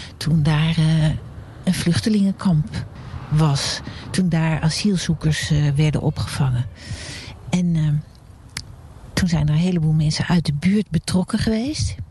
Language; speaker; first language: Dutch; native; Dutch